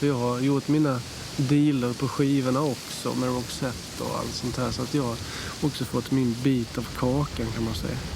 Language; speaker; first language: Swedish; native; Swedish